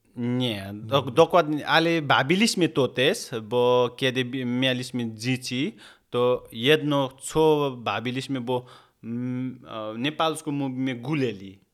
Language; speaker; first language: Polish; non-native, learner; Nepali